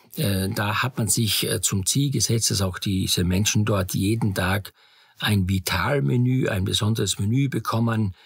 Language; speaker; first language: German; native; German